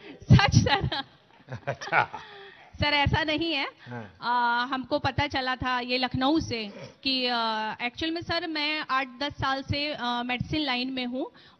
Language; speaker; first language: Hindi; native; Hindi